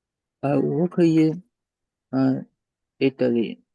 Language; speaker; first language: English; non-native, learner; Chinese